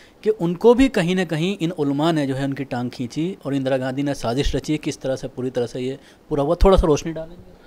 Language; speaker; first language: Urdu; native; Urdu